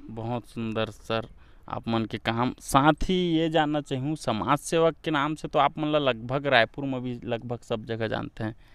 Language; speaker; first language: Hindi; native; Hindi